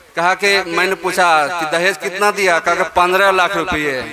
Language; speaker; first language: Hindi; native; Hindi